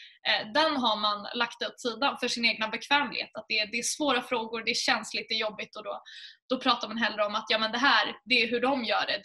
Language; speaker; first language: Swedish; native; Swedish